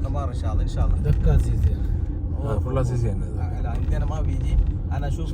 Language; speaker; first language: Arabic; non-native, learner; Malayalam